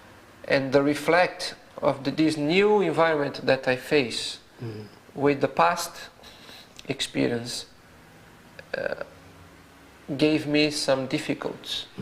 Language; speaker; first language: English; non-native, fluent; Portuguese